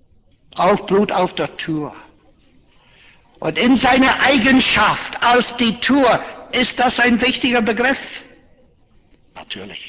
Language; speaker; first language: German; non-native, fluent; English